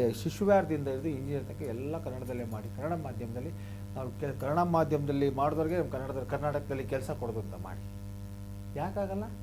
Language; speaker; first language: Kannada; native; Kannada